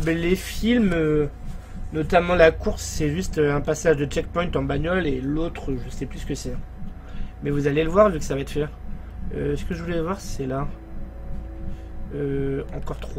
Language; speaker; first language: French; native; French